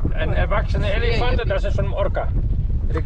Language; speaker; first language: German; non-native, learner; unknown